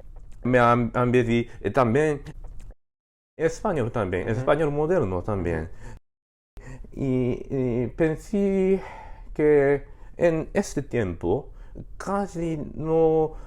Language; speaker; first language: Spanish; non-native, learner; Japanese